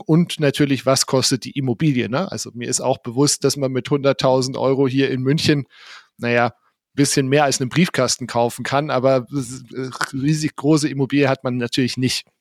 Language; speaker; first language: German; native; German